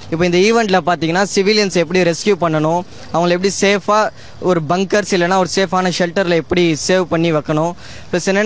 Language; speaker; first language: Tamil; native; Tamil